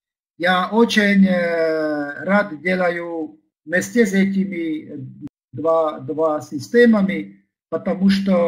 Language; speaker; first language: Russian; non-native, learner; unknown